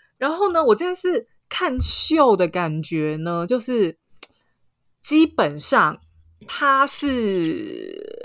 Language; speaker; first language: Chinese; native; Chinese